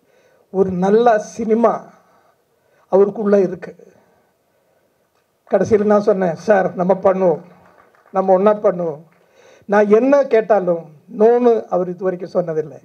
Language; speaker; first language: Tamil; non-native, fluent; Malayalam